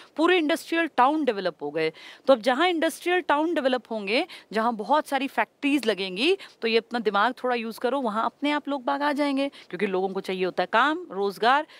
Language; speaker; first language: Hindi; native; Hindi